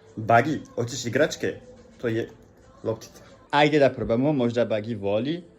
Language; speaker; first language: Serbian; non-native, learner; French